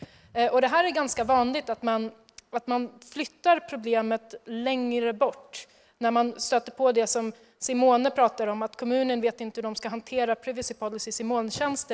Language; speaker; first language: Swedish; native; Swedish